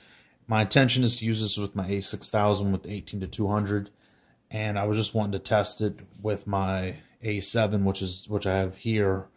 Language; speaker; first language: English; native; English